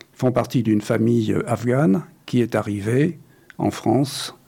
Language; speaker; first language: French; native; French